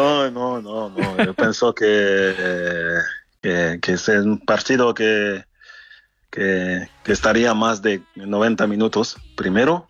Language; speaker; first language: Spanish; non-native, learner; French